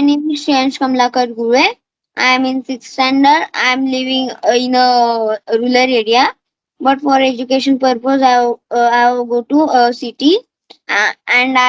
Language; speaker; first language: English; non-native, learner; Marathi